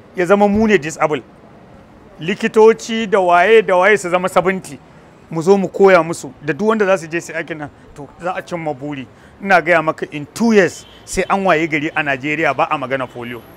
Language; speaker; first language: Hausa; native; Hausa